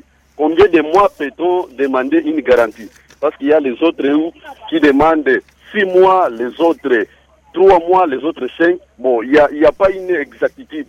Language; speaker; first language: French; non-native, local second language; Swahili